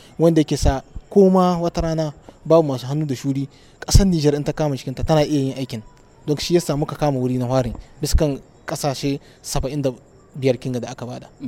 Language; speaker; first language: Hausa; non-native, local second language; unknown